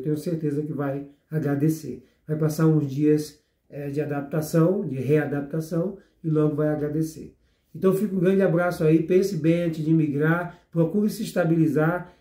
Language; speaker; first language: Portuguese; native; Portuguese